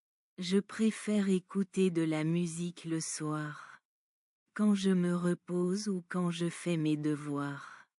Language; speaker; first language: French; non-native, learner; Bangla